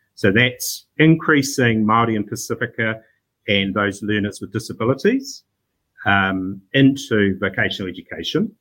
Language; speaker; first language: English; native; English